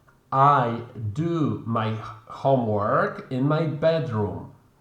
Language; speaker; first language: English; non-native, fluent; Polish